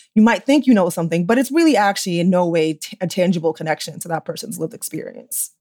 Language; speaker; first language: English; early bilingual, other home language; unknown